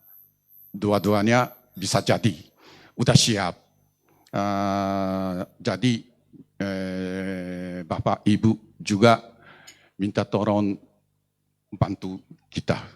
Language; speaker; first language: Indonesian; non-native, learner; Japanese